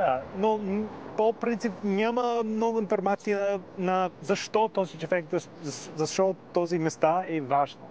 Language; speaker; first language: Bulgarian; non-native, learner; English